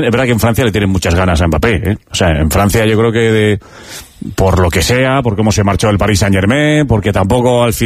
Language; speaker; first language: Spanish; native; Spanish